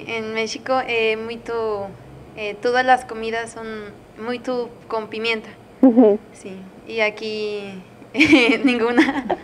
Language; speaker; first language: Portuguese; non-native, learner; Spanish